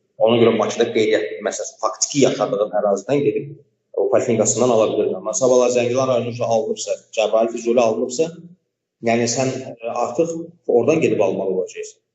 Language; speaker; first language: Azerbaijani; native; Azerbaijani